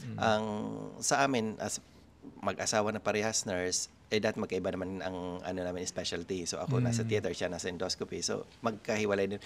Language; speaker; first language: Filipino; non-native, local second language; Masbatenyo